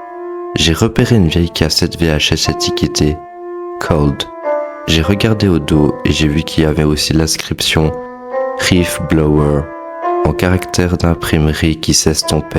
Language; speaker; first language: French; native; French